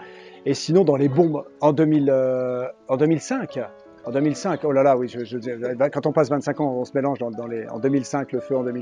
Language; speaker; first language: French; native; French